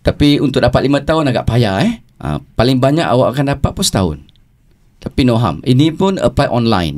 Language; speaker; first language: Malay; native; Malay